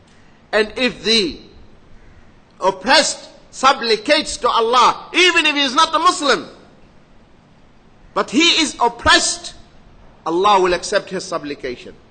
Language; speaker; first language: English; non-native, fluent; Arabic